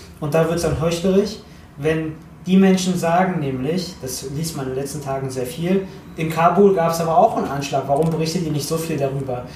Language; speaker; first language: German; early bilingual, other home language; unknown